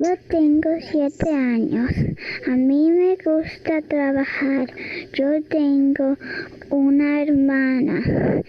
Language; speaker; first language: Spanish; non-native, learner; English